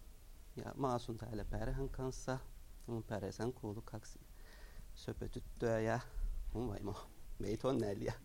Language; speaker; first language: Finnish; non-native, learner; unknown